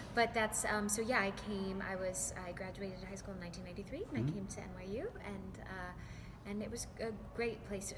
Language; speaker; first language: English; native; English